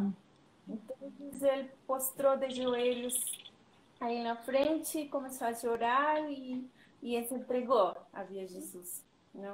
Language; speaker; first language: Portuguese; non-native, learner; Spanish